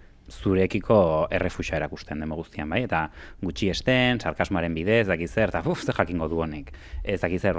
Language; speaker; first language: Basque; native; Basque